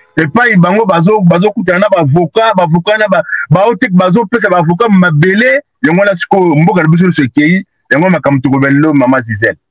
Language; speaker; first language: Lingala; non-native, local second language; Kongo